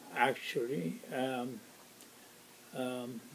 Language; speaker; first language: English; non-native, fluent; Ukrainian